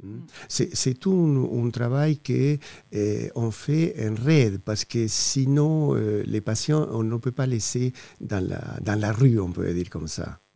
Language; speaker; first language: French; non-native, fluent; Spanish